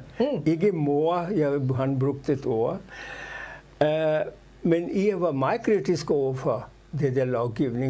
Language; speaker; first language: Danish; non-native, fluent; Urdu